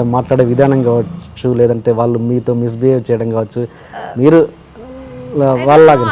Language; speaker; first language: Telugu; native; Telugu